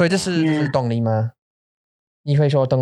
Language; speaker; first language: Chinese; non-native, learner; English